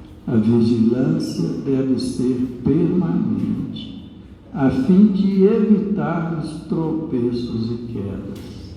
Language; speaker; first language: Portuguese; native; Portuguese